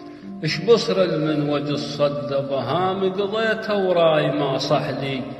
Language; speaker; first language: Arabic; native; Arabic